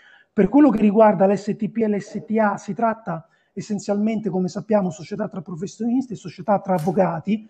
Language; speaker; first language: Italian; native; Italian